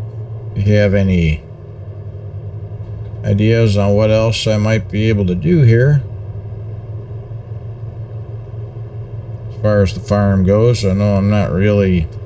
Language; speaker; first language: English; native; English